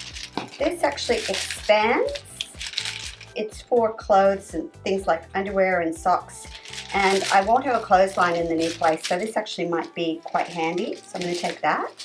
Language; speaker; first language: English; native; English